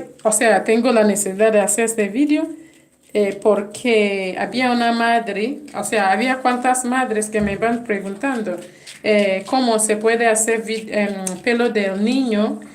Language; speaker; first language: Spanish; non-native, fluent; English